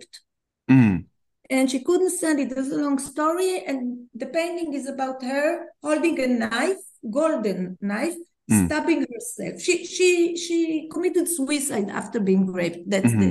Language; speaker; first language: English; non-native, fluent; Hebrew